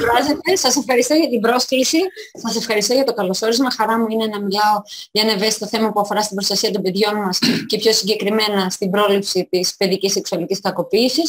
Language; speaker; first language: Greek; native; Greek